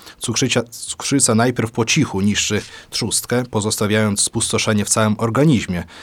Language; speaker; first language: Polish; native; Polish